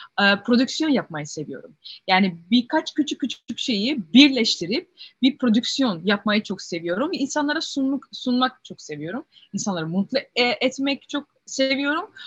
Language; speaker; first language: Turkish; early bilingual, heritage; Turkish